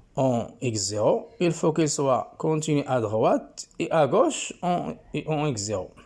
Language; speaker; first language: French; non-native, local second language; Arabic